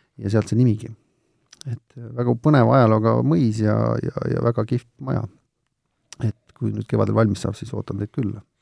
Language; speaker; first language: Estonian; native; Estonian